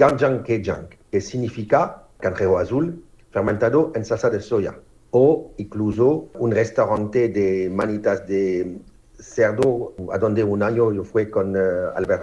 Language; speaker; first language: Spanish; non-native, fluent; Korean